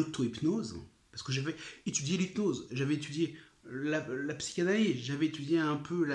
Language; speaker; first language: French; native; French